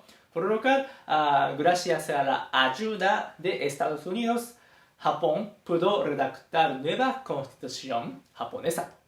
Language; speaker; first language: Spanish; non-native, fluent; Japanese